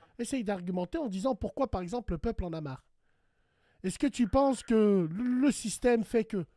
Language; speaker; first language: French; early bilingual, other home language; Arabic